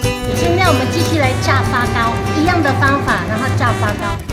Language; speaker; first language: Chinese; non-native, fluent; Italian